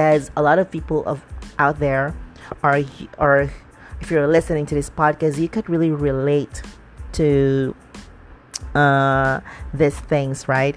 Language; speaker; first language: English; non-native, local second language; Cebuano